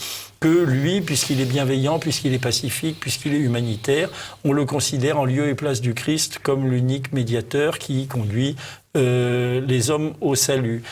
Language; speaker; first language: French; native; French